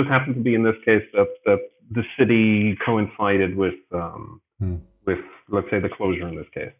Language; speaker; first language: English; native; English